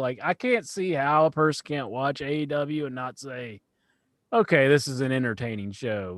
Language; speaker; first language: English; native; English